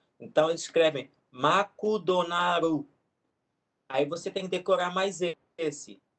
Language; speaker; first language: Portuguese; non-native, local second language; Kabuverdianu